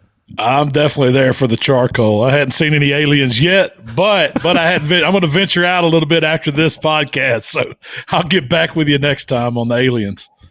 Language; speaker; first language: English; native; English